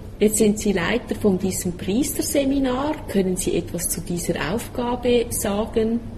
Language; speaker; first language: German; native; German